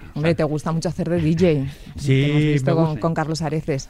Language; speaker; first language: Spanish; native; Spanish